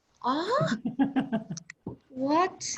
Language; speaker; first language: English; non-native, learner; Chinese